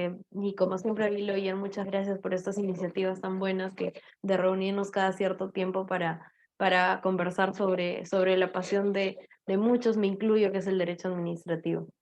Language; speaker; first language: Spanish; native; Spanish